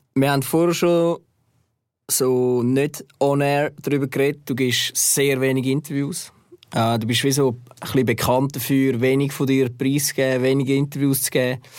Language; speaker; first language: German; native; German